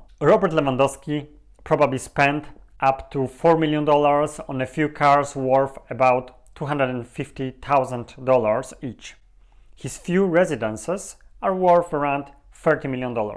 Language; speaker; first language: English; non-native, fluent; Polish